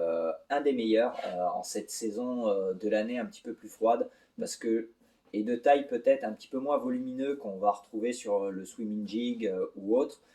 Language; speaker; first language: French; native; French